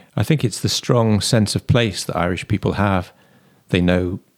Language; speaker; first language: English; native; English